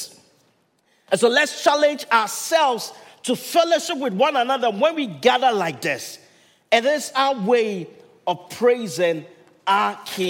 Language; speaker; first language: English; non-native, local second language; Akan